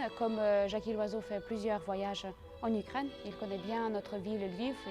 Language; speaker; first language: French; non-native, local second language; Ukrainian